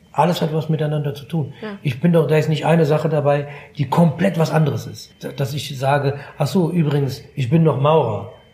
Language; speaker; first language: German; early bilingual, other home language; Arabic